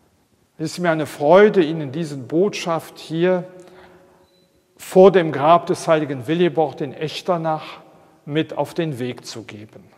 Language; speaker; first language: German; non-native, local second language; Luxembourgish